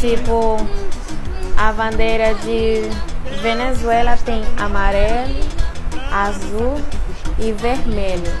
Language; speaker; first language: Portuguese; non-native, fluent; Spanish